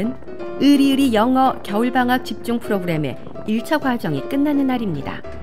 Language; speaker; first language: Korean; native; Korean